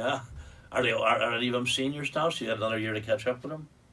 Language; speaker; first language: English; native; English